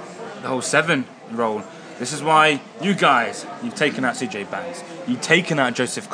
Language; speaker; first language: English; native; English